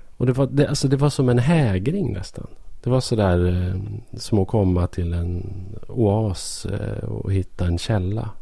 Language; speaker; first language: Swedish; native; Swedish